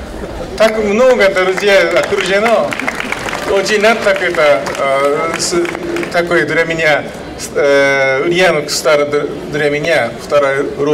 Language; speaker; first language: Russian; non-native, learner; Japanese